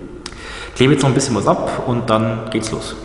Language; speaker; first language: German; native; German